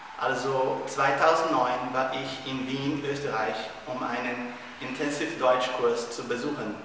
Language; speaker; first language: German; non-native, learner; Portuguese